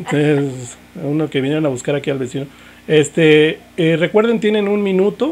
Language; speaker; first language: Spanish; native; Spanish